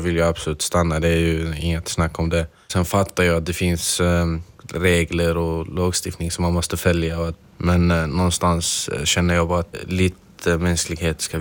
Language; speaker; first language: Swedish; non-native, fluent; Arabic